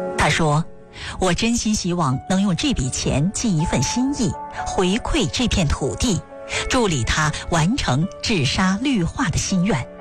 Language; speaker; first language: Chinese; native; Chinese